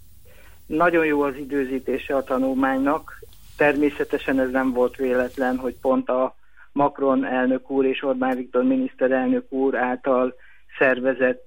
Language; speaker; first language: Hungarian; native; Hungarian